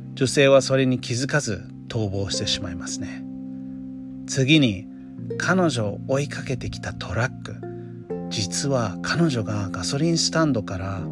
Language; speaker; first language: Japanese; non-native, fluent; English